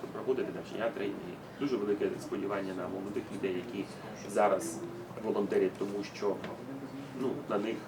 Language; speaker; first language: Ukrainian; non-native, fluent; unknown